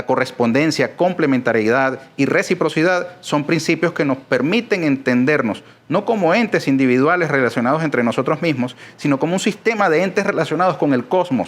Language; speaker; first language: Spanish; native; Spanish